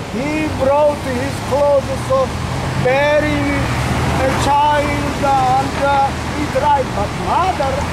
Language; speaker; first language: English; non-native, learner; Amharic